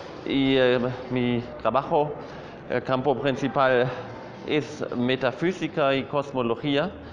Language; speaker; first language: Spanish; non-native, fluent; German